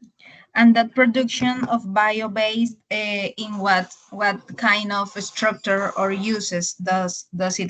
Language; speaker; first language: English; non-native, learner; Spanish